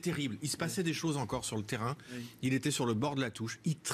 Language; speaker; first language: French; native; French